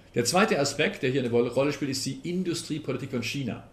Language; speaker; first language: German; native; German